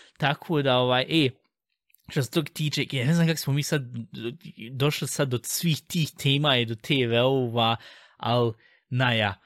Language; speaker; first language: Bosnian; early bilingual, heritage; Bosnian